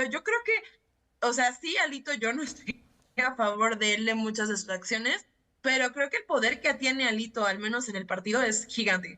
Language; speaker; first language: Spanish; native; Spanish